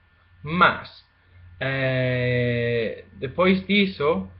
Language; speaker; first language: Portuguese; non-native, fluent; Spanish